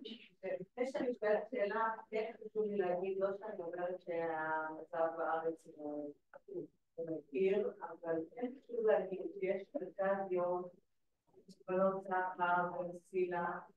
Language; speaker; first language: Hebrew; native; Hebrew